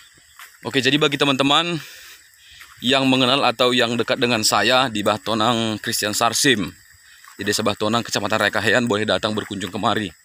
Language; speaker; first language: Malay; non-native, local second language; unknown